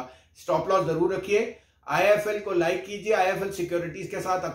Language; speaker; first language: Hindi; native; Hindi